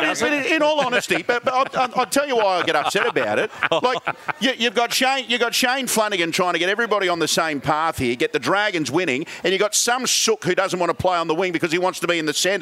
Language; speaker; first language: English; native; English